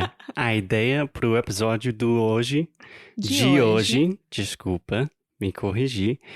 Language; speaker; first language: Portuguese; non-native, fluent; English